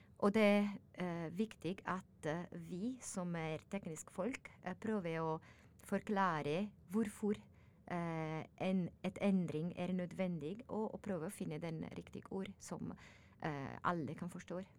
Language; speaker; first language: Norwegian; non-native, learner; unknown